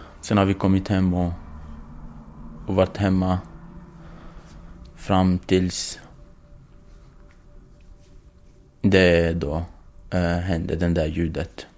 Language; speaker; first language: Swedish; non-native, fluent; Kurdish